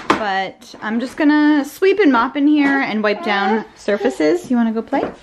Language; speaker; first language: English; native; English